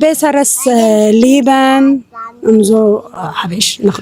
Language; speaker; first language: German; non-native, learner; Tigrinya